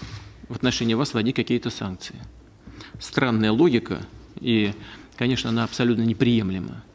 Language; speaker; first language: Russian; native; Russian